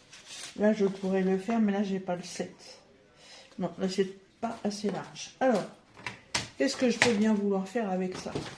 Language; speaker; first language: French; native; French